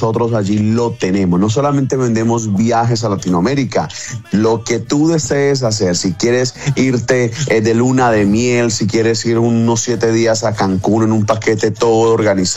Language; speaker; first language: Spanish; native; Spanish